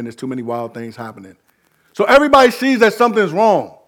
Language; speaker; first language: English; native; English